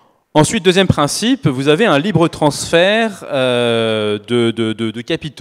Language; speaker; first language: French; native; French